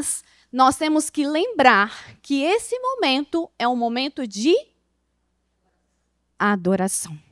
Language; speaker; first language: Portuguese; native; Portuguese